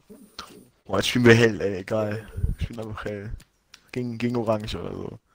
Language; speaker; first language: German; native; German